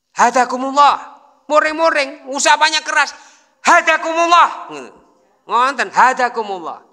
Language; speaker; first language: Indonesian; non-native, local second language; Javanese